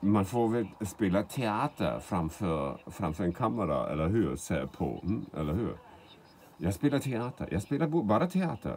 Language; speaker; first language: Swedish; non-native, fluent; German